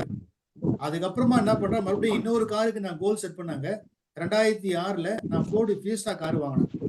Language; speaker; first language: Tamil; native; Tamil